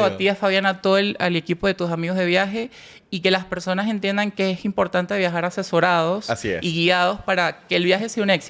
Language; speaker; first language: Spanish; native; Spanish